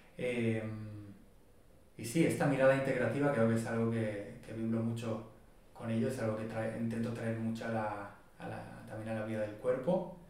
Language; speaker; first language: Spanish; non-native, fluent; Hebrew